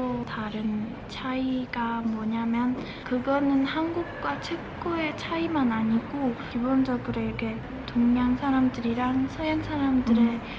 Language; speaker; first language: Korean; early bilingual, heritage; Czech